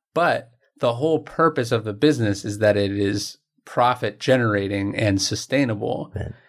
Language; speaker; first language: English; native; English